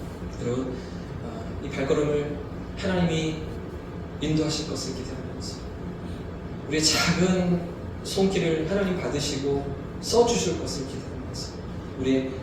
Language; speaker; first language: Korean; native; Korean